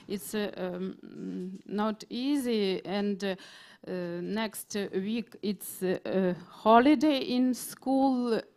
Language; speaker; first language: English; non-native, learner; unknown